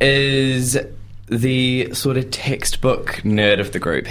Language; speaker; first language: English; native; English